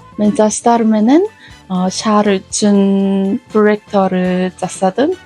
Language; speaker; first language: Kyrgyz; non-native, learner; Korean